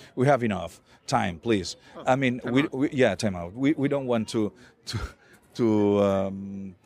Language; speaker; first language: English; non-native, fluent; Catalan